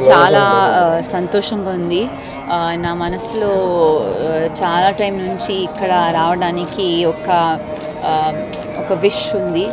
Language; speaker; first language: Telugu; non-native, learner; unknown